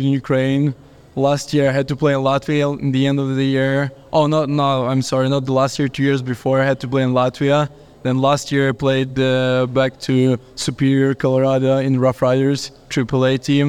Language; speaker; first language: English; non-native, fluent; Ukrainian